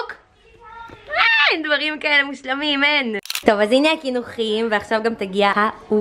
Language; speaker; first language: Hebrew; native; Hebrew